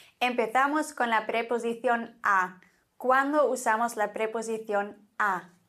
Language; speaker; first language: Spanish; non-native, fluent; German